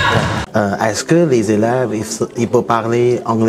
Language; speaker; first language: French; non-native, learner; Chinese